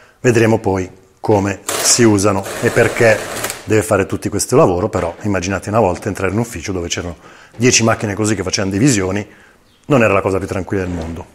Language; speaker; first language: Italian; native; Italian